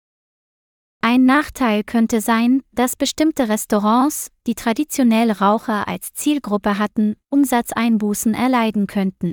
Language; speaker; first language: German; non-native, fluent; Vietnamese